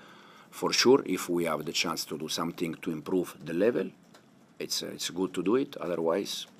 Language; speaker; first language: English; non-native, fluent; Italian